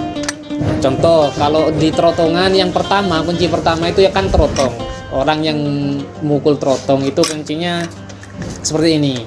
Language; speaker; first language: Indonesian; non-native, local second language; Madurese